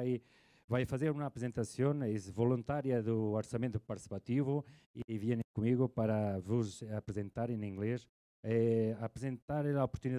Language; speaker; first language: Spanish; non-native, learner; Portuguese